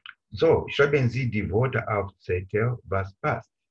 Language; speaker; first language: German; non-native, fluent; Bemba